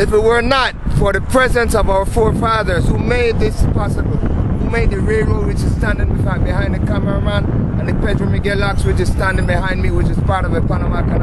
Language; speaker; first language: English; early bilingual, other home language; Spanish